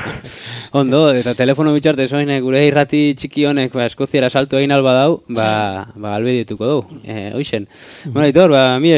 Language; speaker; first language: Basque; native; Basque